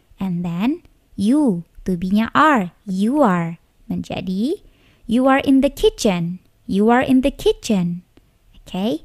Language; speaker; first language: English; non-native, fluent; Indonesian